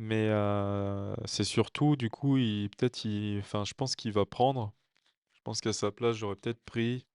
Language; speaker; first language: French; native; French